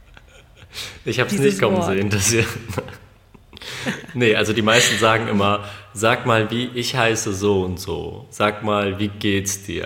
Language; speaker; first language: German; early bilingual, other home language; Armenian